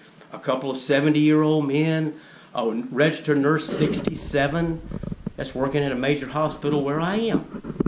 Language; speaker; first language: English; native; English